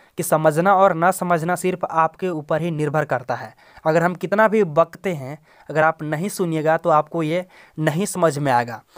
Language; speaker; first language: Hindi; native; Hindi